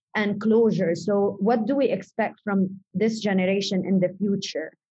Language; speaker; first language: English; early bilingual, other home language; Arabic